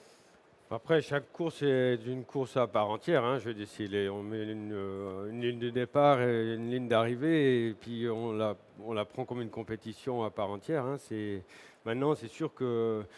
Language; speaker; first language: French; native; French